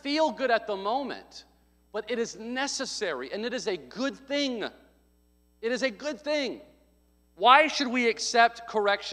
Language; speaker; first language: English; native; English